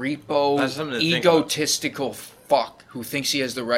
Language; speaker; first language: English; native; English